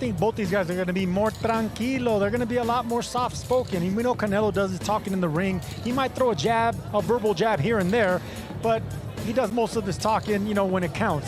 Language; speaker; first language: English; native; English